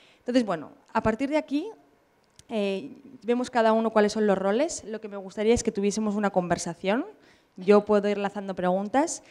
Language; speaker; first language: Spanish; native; Spanish